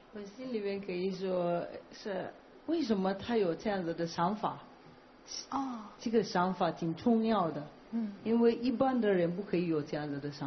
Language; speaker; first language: Chinese; non-native, learner; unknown